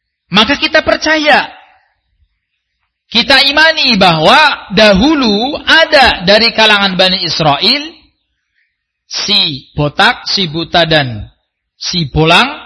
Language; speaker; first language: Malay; non-native, local second language; Javanese